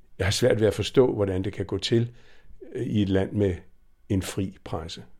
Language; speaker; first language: Danish; native; Danish